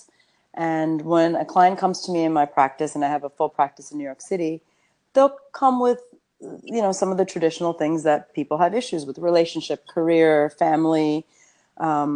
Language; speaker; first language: English; early bilingual, other home language; Urdu